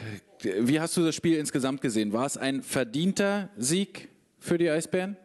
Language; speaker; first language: German; native; German